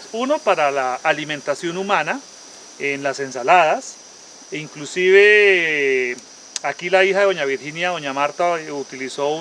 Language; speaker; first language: Spanish; native; Spanish